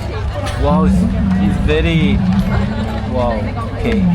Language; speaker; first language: English; non-native, learner; Korean